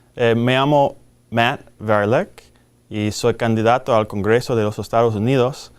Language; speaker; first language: Spanish; non-native, learner; English